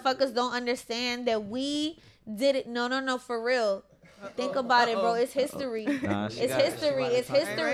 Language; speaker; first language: English; early bilingual, other home language; Spanish